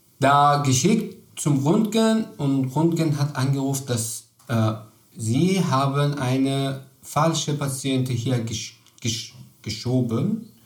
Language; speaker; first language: German; non-native, learner; Persian